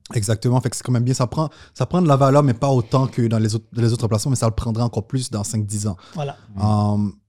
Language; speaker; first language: French; non-native, local second language; Haitian Creole